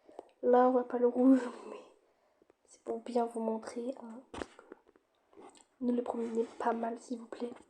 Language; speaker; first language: French; native; French